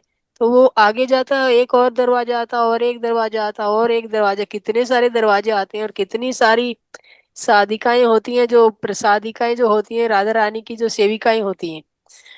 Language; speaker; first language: Hindi; native; Hindi